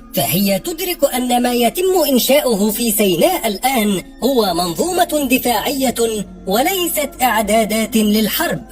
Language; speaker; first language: Arabic; native; Arabic